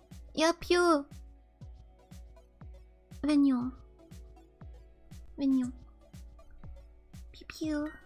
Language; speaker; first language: Russian; non-native, learner; English